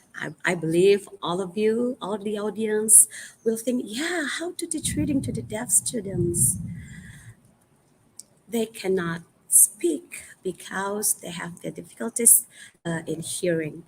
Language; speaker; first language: English; non-native, fluent; Indonesian